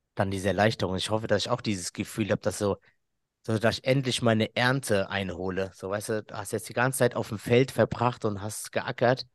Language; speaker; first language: German; early bilingual, other home language; Arabic